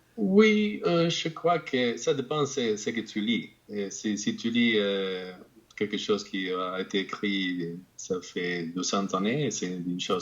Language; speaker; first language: French; non-native, fluent; Spanish